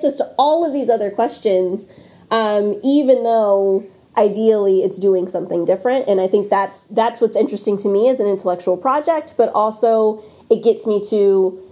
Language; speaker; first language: English; native; English